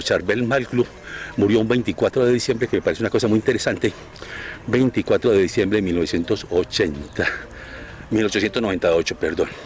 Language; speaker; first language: Spanish; native; Spanish